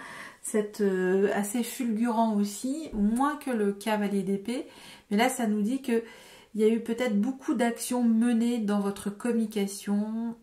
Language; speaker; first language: French; native; French